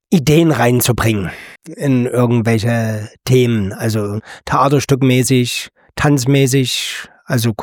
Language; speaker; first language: German; native; German